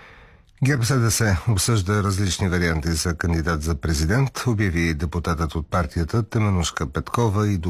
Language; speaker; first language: Bulgarian; native; Bulgarian